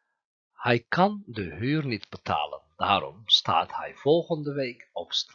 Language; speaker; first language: Dutch; non-native, fluent; Turkish